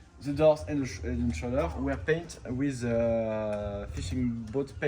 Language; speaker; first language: English; non-native, learner; French